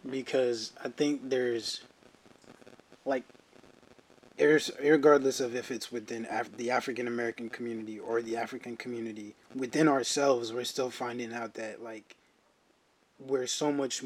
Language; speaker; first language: English; early bilingual, other home language; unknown